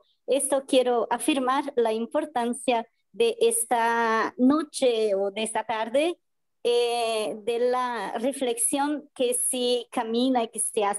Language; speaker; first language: Spanish; non-native, fluent; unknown